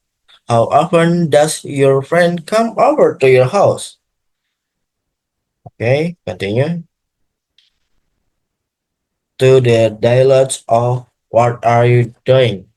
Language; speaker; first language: English; non-native, learner; Indonesian